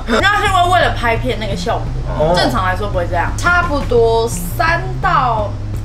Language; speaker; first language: Chinese; native; Chinese